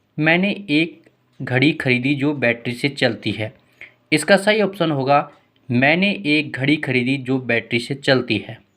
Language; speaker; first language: Hindi; native; Hindi